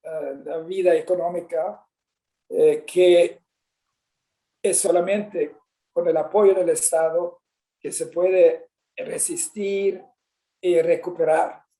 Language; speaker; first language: Spanish; non-native, fluent; Swedish